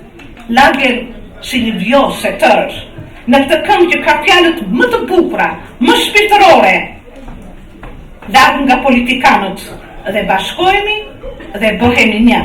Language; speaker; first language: Albanian; native; Albanian